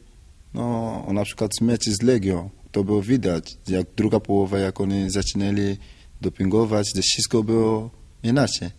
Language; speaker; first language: Polish; non-native, learner; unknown